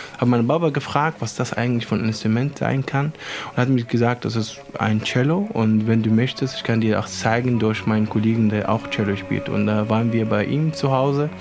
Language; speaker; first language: German; non-native, fluent; Arabic